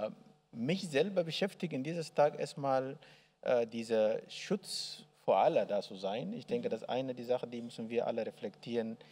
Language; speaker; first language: German; non-native, learner; Arabic